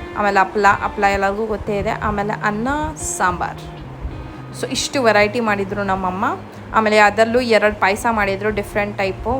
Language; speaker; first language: Kannada; non-native, local second language; Malayalam